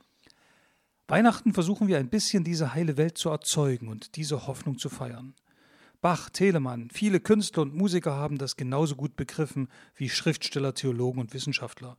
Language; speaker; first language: German; native; German